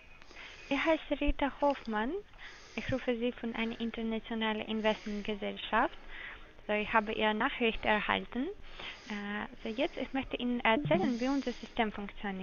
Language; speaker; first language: German; non-native, learner; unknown